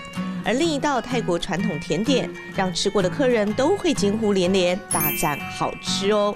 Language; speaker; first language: Chinese; native; Chinese